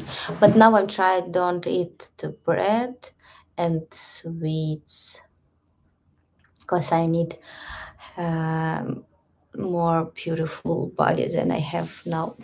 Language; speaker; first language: English; non-native, learner; Russian